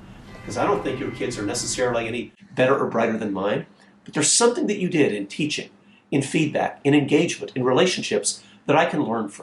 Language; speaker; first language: English; native; English